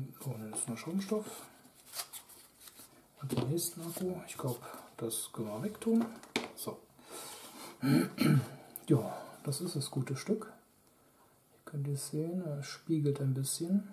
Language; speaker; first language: German; native; German